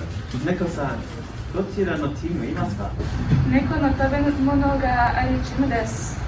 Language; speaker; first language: Japanese; non-native, learner; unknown